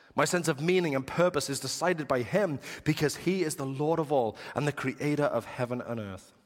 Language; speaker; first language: English; native; English